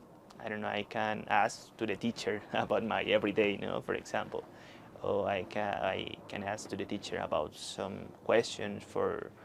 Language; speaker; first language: English; non-native, learner; Spanish